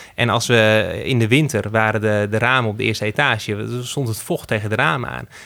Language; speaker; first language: Dutch; native; Dutch